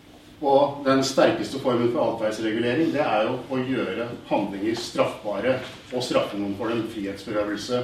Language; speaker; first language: Norwegian; native; Norwegian